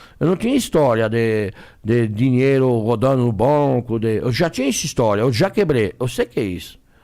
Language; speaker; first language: Portuguese; non-native, fluent; French